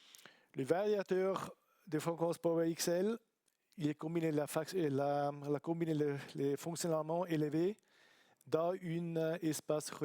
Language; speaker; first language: French; non-native, learner; Italian